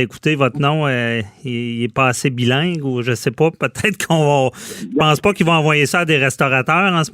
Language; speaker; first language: French; native; French